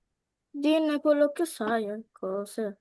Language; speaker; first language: Italian; early bilingual, other home language; Bangla